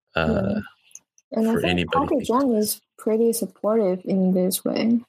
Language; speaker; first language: English; non-native, fluent; Chinese